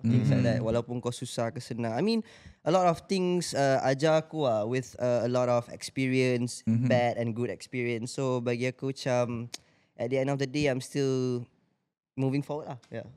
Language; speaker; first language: English; non-native, local second language; Malay